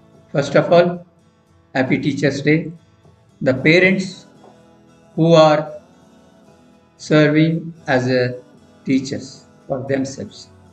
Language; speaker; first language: English; non-native, local second language; Kannada